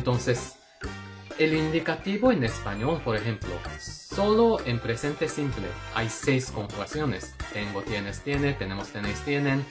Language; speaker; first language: Spanish; non-native, fluent; Japanese